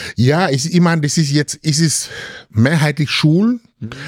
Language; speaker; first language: German; non-native, fluent; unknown